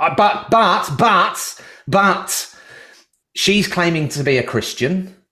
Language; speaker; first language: English; native; English